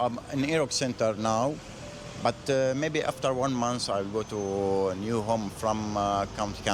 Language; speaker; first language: English; non-native, learner; Arabic